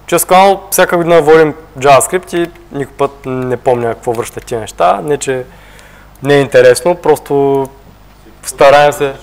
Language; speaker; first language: Bulgarian; native; Bulgarian